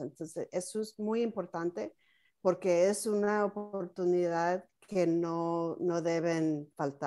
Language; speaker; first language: Spanish; non-native, fluent; English